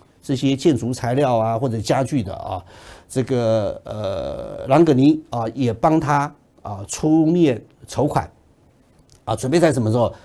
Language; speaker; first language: Chinese; native; Chinese